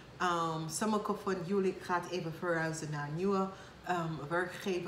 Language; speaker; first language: Dutch; non-native, fluent; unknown